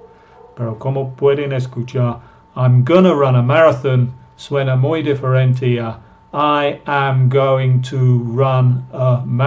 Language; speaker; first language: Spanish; non-native, fluent; English